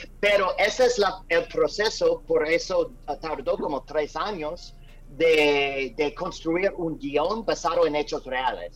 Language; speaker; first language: Spanish; non-native, learner; English